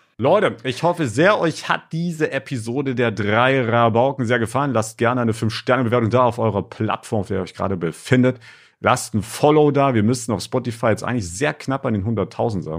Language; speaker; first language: German; native; German